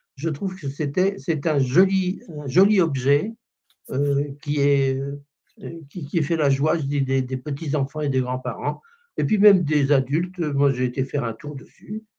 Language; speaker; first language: French; native; French